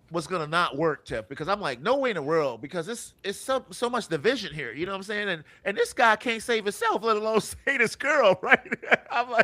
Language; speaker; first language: English; native; English